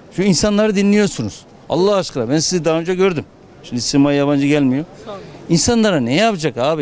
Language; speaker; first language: Turkish; native; Turkish